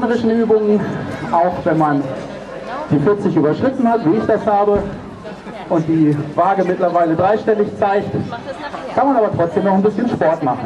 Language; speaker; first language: German; native; German